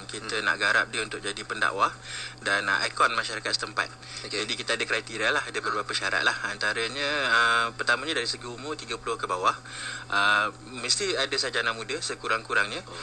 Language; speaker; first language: Malay; native; Malay